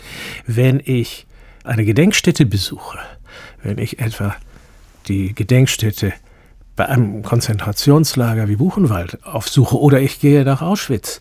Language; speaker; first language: German; native; German